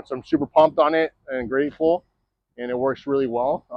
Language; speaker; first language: English; native; English